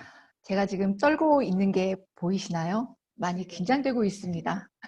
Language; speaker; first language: Korean; native; Korean